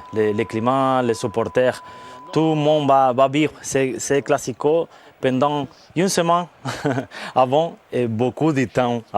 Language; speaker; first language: French; non-native, fluent; Spanish